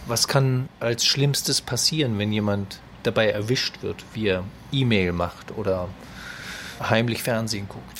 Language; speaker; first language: German; native; German